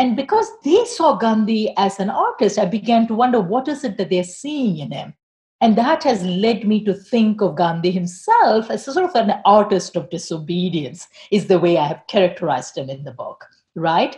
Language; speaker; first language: English; non-native, local second language; Tamil